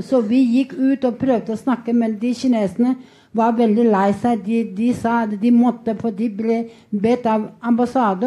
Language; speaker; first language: Norwegian; non-native, fluent; Tibetan